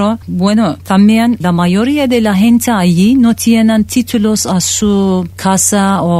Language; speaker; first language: Spanish; non-native, fluent; Turkish